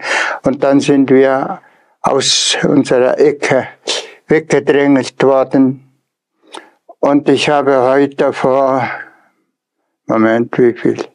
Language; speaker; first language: German; non-native, fluent; Tuvinian